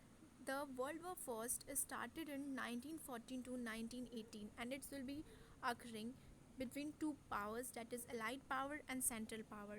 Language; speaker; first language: English; non-native, local second language; Hindi